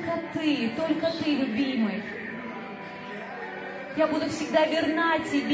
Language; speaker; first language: Russian; native; Russian